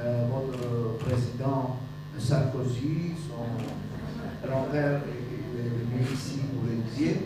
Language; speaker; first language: French; non-native, fluent; Greek